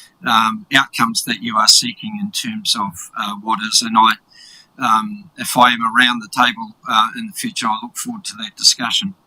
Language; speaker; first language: English; native; English